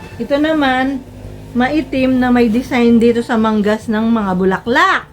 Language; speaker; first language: Filipino; non-native, local second language; Pampanga